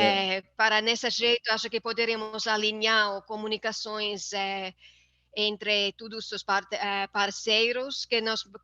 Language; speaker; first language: Portuguese; non-native, fluent; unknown